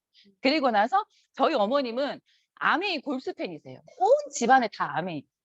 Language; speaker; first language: Korean; native; Korean